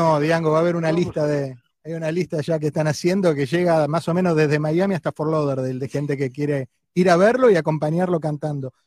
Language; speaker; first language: Spanish; native; Spanish